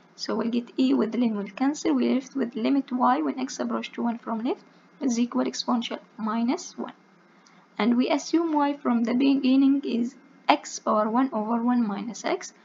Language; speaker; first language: English; non-native, fluent; Arabic